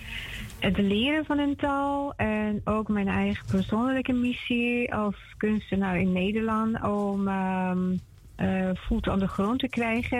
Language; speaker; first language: Dutch; non-native, fluent; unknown